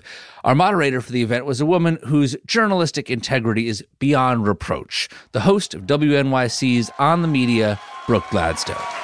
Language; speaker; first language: English; native; English